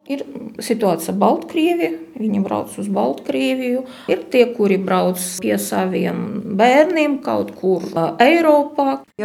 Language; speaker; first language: Latvian; non-native, local second language; Russian